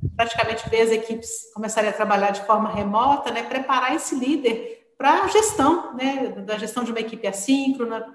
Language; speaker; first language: Portuguese; native; Portuguese